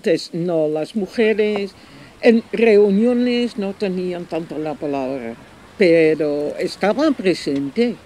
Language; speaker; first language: Spanish; non-native, fluent; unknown